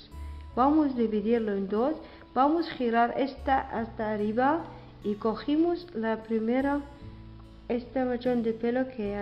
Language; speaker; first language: Spanish; non-native, learner; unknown